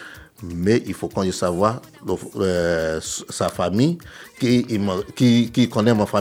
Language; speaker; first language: French; non-native, learner; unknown